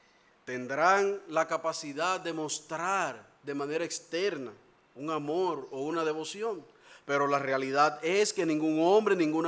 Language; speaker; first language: Spanish; native; Spanish